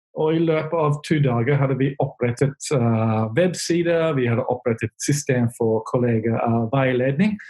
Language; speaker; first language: Norwegian; non-native, fluent; English